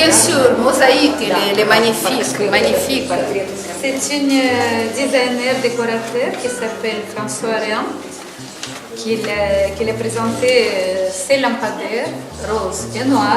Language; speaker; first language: French; non-native, fluent; Russian